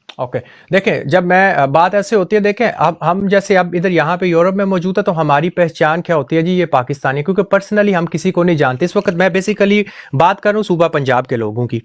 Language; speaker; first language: Urdu; non-native, local second language; Punjabi